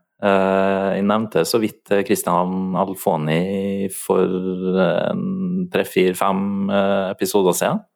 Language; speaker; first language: Norwegian; native; Norwegian